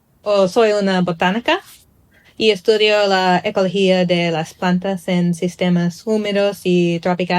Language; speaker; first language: Spanish; non-native, learner; English